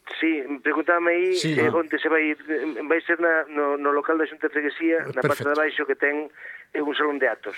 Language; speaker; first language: Galician; native; Galician